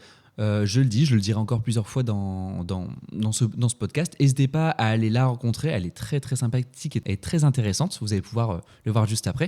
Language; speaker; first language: French; native; French